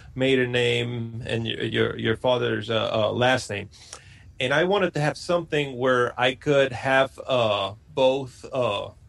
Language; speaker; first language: English; non-native, fluent; Spanish